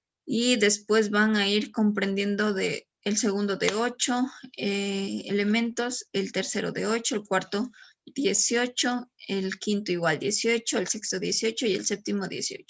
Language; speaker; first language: Spanish; native; Spanish